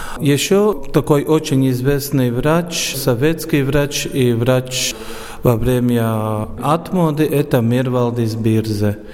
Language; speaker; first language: Russian; non-native, local second language; Latvian